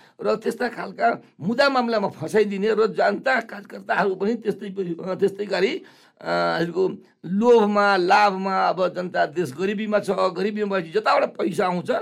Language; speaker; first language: Nepali; non-native, local second language; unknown